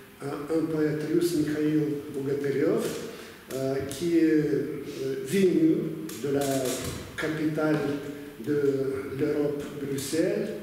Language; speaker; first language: French; non-native, fluent; Russian